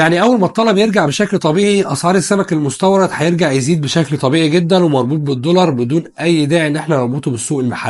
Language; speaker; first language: Arabic; native; Arabic